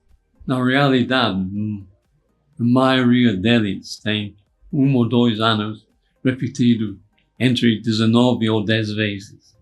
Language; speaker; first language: Portuguese; non-native, fluent; English